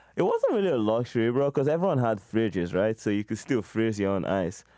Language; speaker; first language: English; non-native, local second language; Igbo